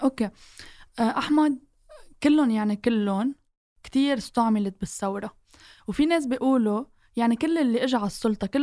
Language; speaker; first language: Arabic; native; Arabic